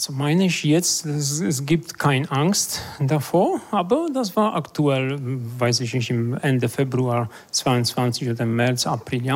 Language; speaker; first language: German; non-native, fluent; Polish